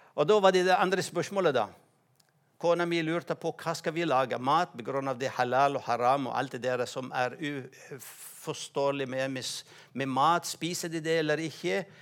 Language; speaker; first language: Norwegian; non-native, fluent; Arabic